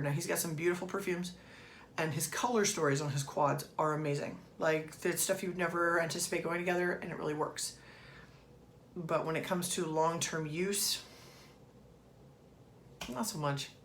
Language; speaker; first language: English; native; English